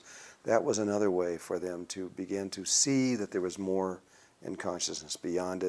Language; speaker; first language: English; native; English